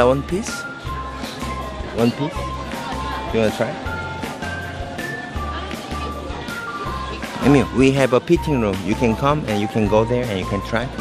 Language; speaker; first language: English; non-native, learner; Korean